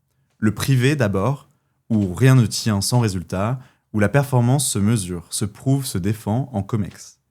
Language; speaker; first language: French; native; French